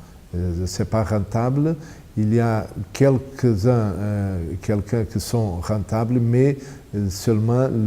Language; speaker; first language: French; non-native, fluent; Portuguese